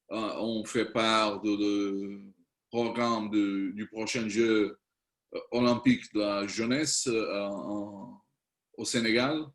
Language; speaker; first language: French; non-native, learner; Spanish